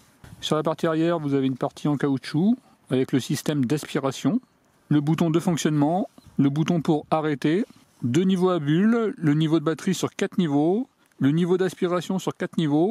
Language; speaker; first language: French; native; French